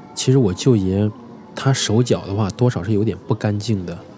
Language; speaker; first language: Chinese; native; Chinese